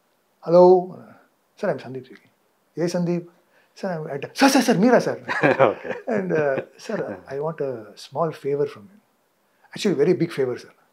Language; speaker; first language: Telugu; non-native, fluent; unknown